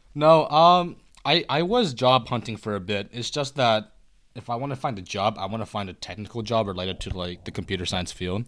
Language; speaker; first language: English; early bilingual, other home language; Korean